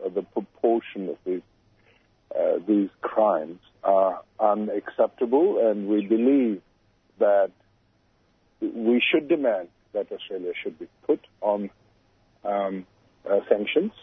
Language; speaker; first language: English; non-native, local second language; Urdu